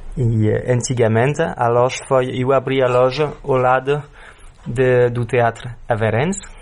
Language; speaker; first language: Portuguese; early bilingual, heritage; French